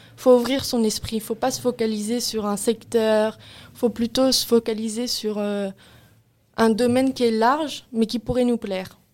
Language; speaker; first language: French; native; French